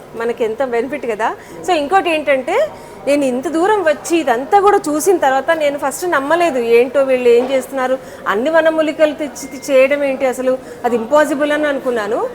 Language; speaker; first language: Telugu; native; Telugu